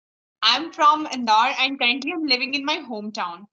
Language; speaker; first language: English; non-native, local second language; Hindi